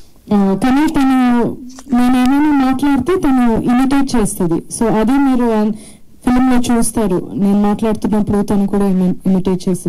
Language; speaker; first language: Telugu; non-native, fluent; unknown